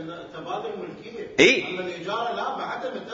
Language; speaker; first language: Arabic; native; Arabic